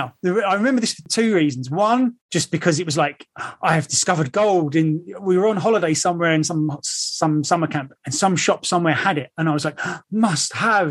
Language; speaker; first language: English; native; English